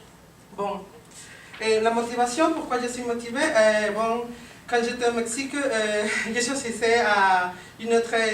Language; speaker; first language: French; non-native, learner; Spanish